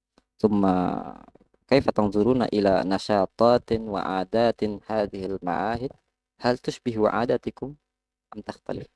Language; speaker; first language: Arabic; non-native, learner; Indonesian